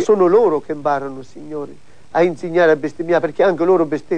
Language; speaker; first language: Italian; non-native, local second language; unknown